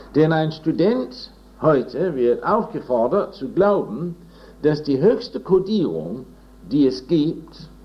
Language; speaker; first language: German; non-native, fluent; English